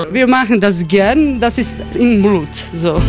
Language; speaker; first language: German; non-native, learner; Croatian